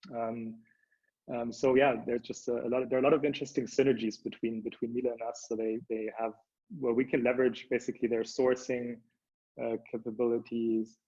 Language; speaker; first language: English; early bilingual, other home language; German